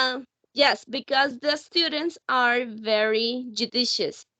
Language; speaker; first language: English; non-native, learner; Spanish